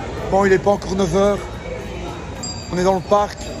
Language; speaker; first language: French; native; French